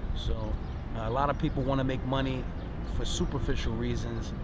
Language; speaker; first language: English; native; English